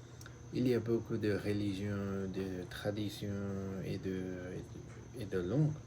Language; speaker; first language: French; non-native, learner; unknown